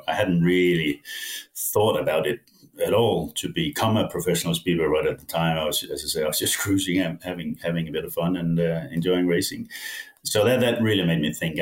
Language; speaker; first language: English; non-native, fluent; Danish